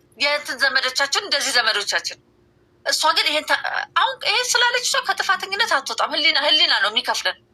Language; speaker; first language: Amharic; native; Amharic